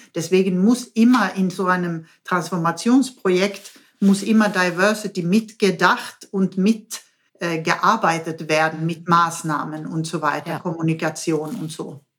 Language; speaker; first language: German; non-native, fluent; Swedish